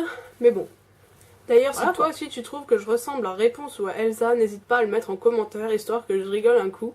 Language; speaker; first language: French; native; French